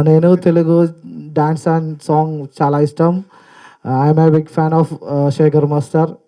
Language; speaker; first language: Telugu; non-native, learner; Malayalam